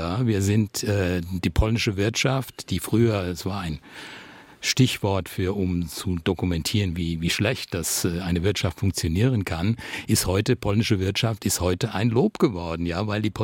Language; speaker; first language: German; native; German